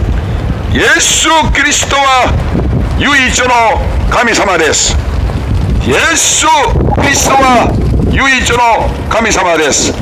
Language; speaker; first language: Japanese; non-native, learner; Korean